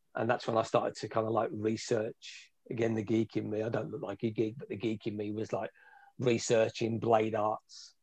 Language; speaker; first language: English; native; English